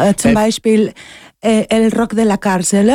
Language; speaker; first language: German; non-native, fluent; Spanish